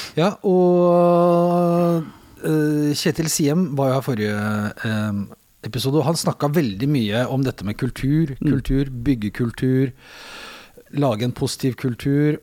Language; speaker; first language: Norwegian; native; Norwegian